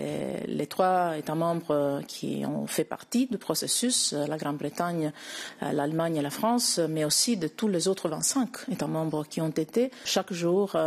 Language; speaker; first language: French; non-native, fluent; Italian